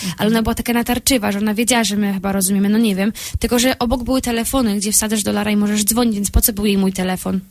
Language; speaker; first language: Polish; native; Polish